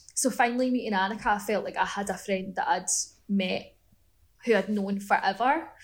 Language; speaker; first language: English; native; English